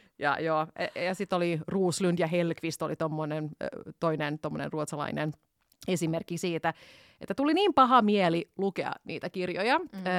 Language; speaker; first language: Finnish; non-native, local second language; Swedish